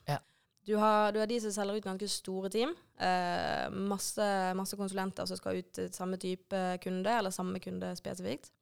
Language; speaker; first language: Norwegian; native; Norwegian